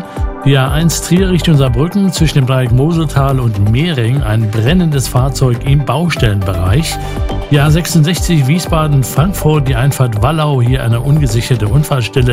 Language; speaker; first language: German; native; German